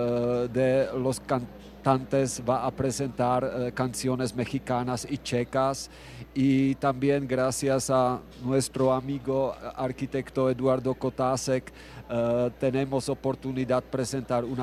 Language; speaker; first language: Spanish; non-native, fluent; Czech